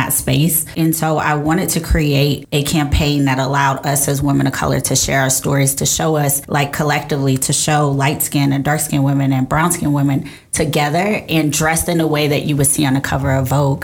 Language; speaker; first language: English; native; English